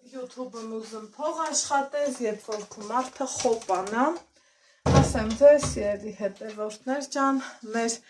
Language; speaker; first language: Armenian; native; Armenian